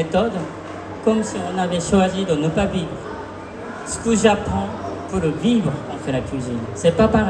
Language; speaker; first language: French; non-native, fluent; Japanese